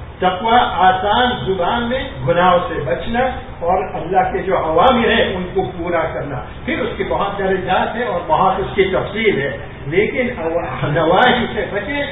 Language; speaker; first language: Urdu; non-native, fluent; Gujarati